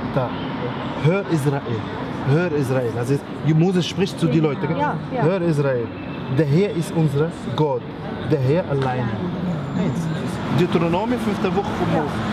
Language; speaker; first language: German; non-native, learner; Arabic